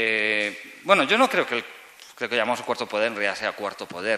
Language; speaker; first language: Spanish; native; Spanish